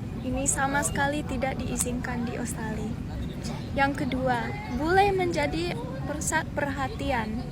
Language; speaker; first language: Indonesian; non-native, fluent; English